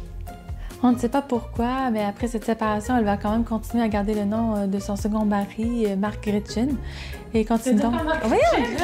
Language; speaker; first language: French; native; French